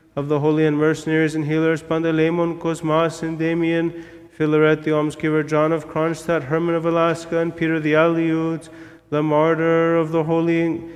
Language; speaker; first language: English; native; English